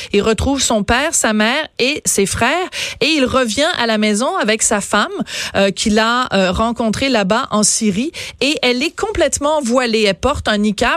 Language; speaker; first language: French; native; French